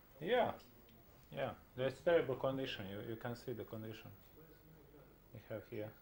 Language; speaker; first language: English; non-native, local second language; Croatian